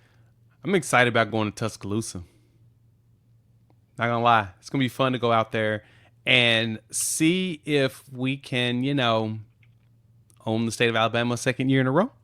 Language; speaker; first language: English; native; English